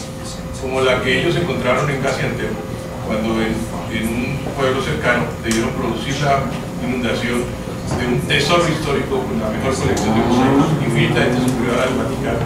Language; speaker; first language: Spanish; native; Spanish